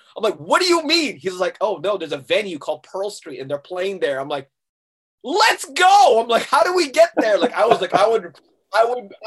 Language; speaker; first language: English; non-native, local second language; Urdu